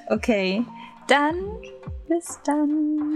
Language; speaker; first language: German; non-native, learner; Japanese